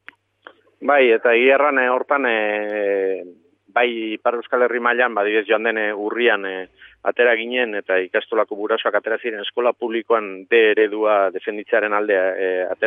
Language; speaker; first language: Basque; native; Basque